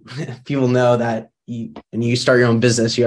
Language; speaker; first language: English; native; English